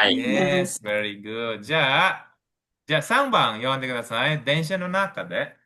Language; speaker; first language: Japanese; non-native, fluent; Filipino